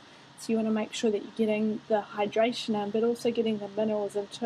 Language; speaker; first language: English; native; English